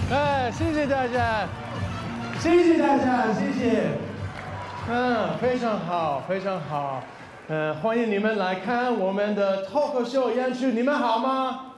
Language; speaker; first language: Chinese; non-native, learner; English